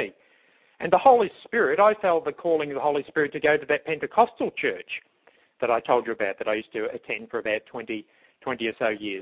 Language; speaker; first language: English; native; English